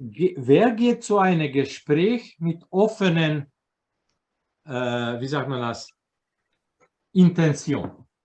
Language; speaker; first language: German; non-native, fluent; Croatian